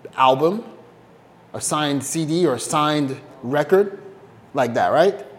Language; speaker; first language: English; native; English